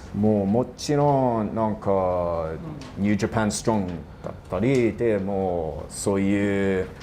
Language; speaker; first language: Japanese; non-native, fluent; English